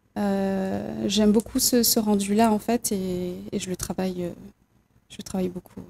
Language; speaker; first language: French; native; French